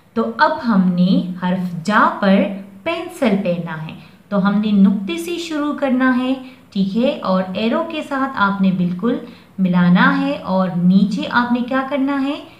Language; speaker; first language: Urdu; non-native, local second language; Pashto